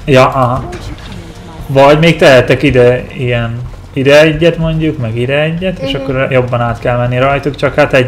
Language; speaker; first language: Hungarian; native; Hungarian